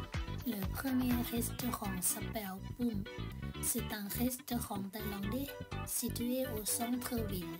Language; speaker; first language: French; non-native, learner; Thai